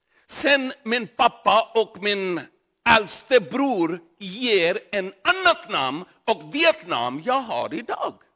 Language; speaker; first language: Swedish; non-native, learner; Urdu